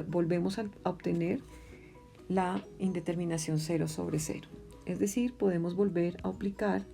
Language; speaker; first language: Spanish; native; Spanish